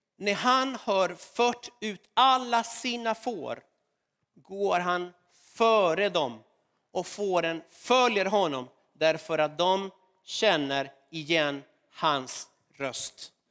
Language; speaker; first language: Swedish; non-native, fluent; Spanish